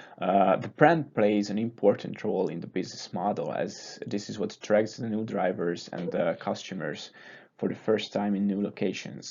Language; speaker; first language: English; non-native, fluent; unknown